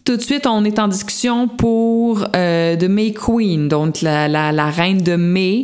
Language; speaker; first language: French; native; French